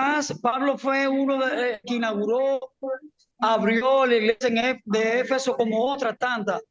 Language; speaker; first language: Spanish; native; Spanish